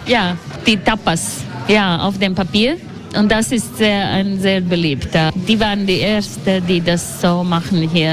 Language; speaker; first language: German; non-native, learner; Latvian